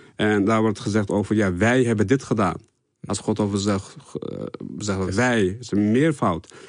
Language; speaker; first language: Dutch; early bilingual, other home language; Turkish